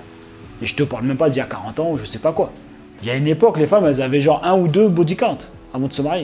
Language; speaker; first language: French; native; French